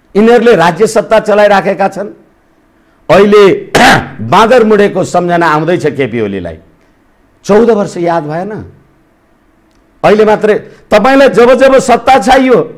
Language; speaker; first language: Nepali; native; Nepali